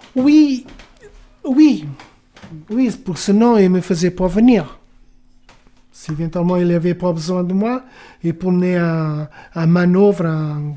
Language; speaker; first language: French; non-native, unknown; Portuguese